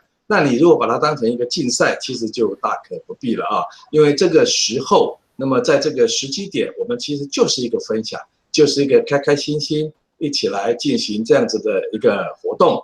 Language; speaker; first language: Chinese; native; Chinese